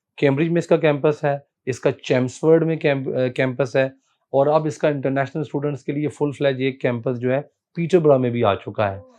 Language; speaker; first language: Urdu; native; Urdu